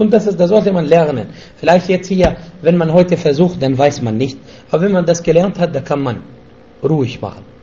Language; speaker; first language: German; non-native, fluent; Arabic